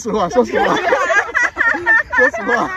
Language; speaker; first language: Chinese; non-native, fluent; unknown